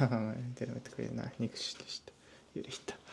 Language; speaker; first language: Mongolian; non-native, learner; Japanese